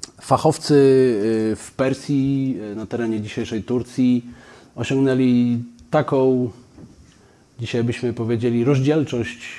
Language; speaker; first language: Polish; native; Polish